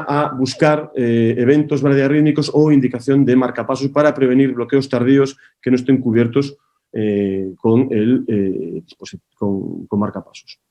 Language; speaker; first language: Spanish; native; Spanish